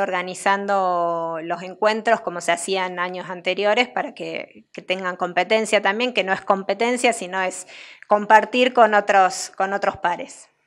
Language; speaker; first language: Spanish; native; Spanish